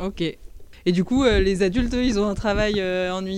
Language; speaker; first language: French; native; French